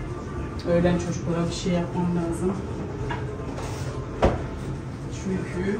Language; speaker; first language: Turkish; native; Turkish